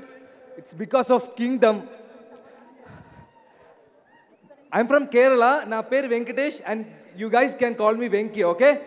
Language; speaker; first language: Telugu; non-native, learner; Malayalam